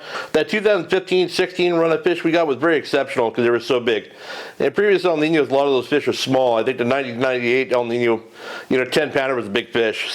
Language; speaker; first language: English; native; English